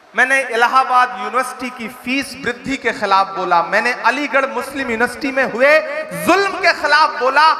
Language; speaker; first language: Hindi; non-native, local second language; Awadhi